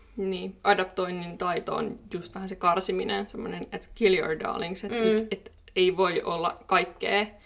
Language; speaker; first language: Finnish; native; Finnish